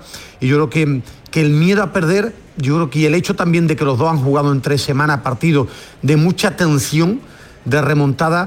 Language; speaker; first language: Spanish; native; Spanish